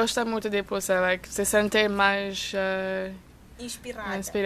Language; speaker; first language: Portuguese; non-native, fluent; English